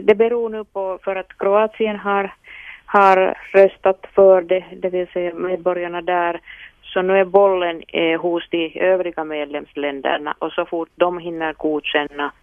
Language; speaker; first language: Swedish; non-native, local second language; Finnish